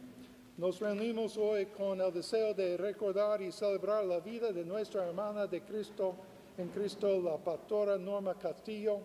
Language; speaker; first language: Spanish; non-native, fluent; English